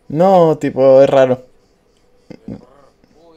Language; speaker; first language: Spanish; native; Spanish